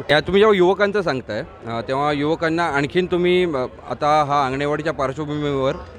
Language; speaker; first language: Marathi; native; Marathi